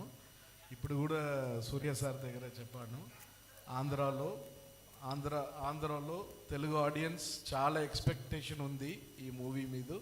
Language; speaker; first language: Telugu; non-native, fluent; Tamil